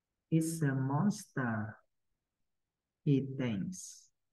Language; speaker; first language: English; non-native, fluent; Vietnamese